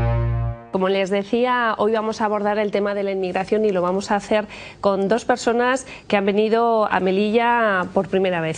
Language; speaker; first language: Spanish; native; Spanish